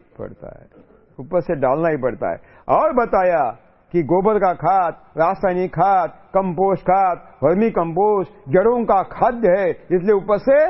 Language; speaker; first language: Hindi; non-native, local second language; Marathi